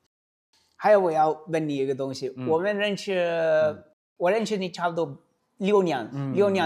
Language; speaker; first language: Chinese; non-native, learner; English